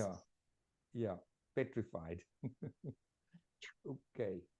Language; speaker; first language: English; non-native, fluent; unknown